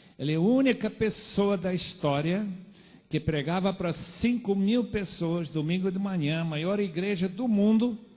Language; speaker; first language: Portuguese; non-native, fluent; English